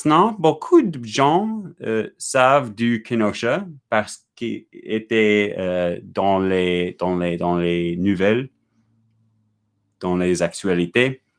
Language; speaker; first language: French; non-native, learner; English